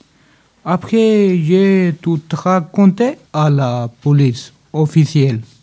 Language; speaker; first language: French; non-native, learner; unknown